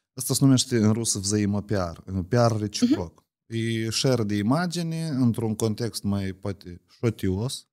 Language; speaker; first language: Romanian; native; Romanian